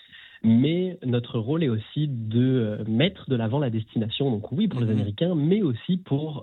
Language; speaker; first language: French; native; French